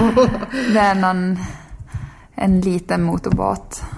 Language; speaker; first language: Swedish; native; Swedish